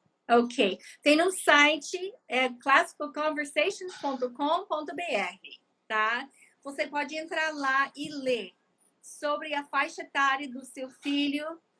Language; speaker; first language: Portuguese; non-native, fluent; English